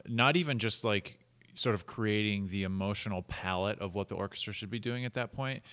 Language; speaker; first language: English; native; English